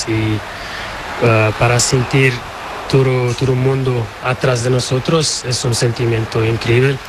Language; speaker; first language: Spanish; non-native, learner; Portuguese